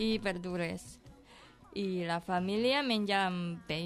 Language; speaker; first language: Catalan; non-native, learner; Indonesian